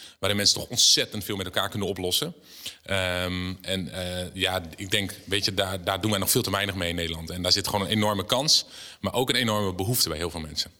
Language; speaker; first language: Dutch; native; Dutch